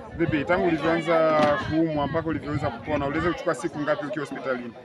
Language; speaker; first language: Swahili; native; Swahili